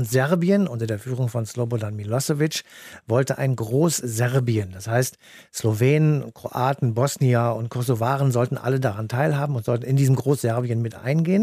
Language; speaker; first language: German; native; German